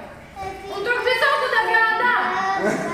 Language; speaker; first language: Indonesian; non-native, learner; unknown